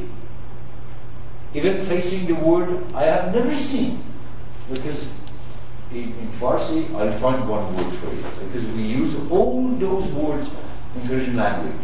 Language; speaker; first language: English; non-native, fluent; Persian